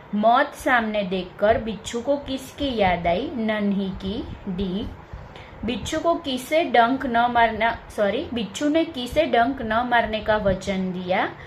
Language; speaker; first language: Hindi; non-native, local second language; Gujarati